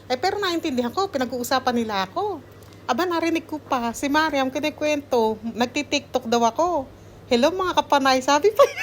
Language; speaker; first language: Filipino; native; Filipino